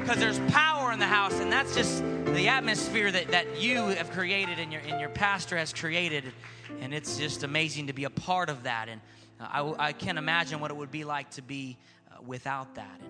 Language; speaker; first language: English; native; English